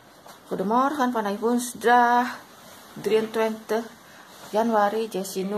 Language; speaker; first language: Dutch; non-native, learner; Indonesian